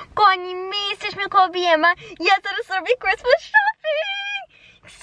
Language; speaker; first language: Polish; early bilingual, heritage; Polish